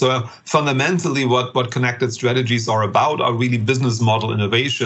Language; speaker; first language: English; non-native, fluent; German